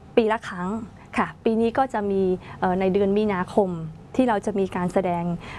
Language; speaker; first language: Thai; non-native, fluent; Khmer